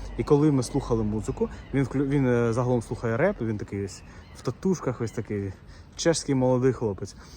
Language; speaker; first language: Ukrainian; non-native, local second language; Russian